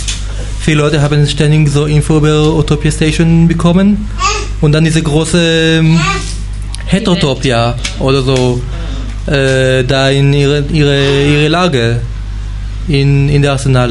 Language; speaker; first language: German; non-native, fluent; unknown